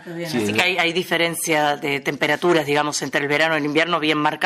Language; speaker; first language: Spanish; native; Spanish